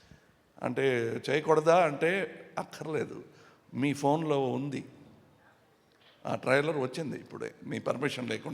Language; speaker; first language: Telugu; non-native, local second language; Tamil